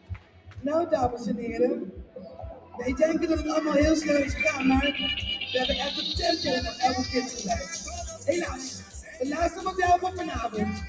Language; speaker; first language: Dutch; non-native, local second language; Papiamento